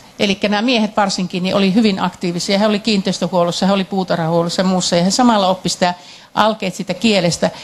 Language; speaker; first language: Finnish; native; Finnish